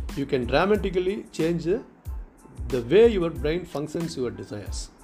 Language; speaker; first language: English; non-native, local second language; Tamil